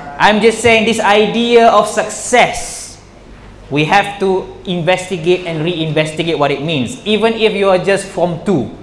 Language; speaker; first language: English; non-native, local second language; Malay